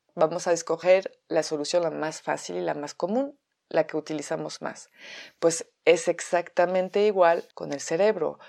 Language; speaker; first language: Spanish; non-native, fluent; French